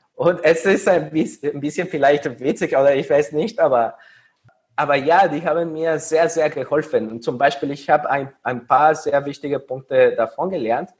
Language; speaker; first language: German; non-native, fluent; Spanish